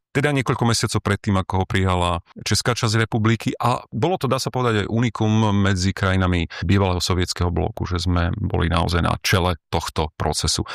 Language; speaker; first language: Slovak; native; Slovak